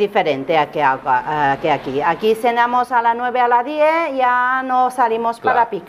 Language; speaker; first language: Spanish; non-native, learner; Chinese